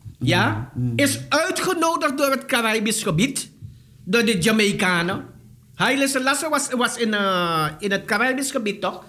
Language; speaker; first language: Dutch; native; Dutch